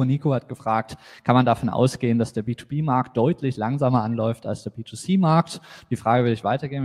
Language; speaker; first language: German; native; German